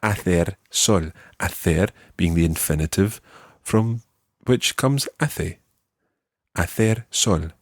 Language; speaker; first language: Spanish; non-native, fluent; English